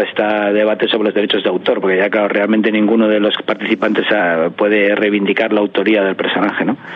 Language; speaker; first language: Spanish; native; Spanish